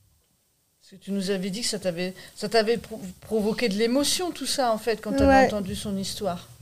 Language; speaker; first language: French; native; French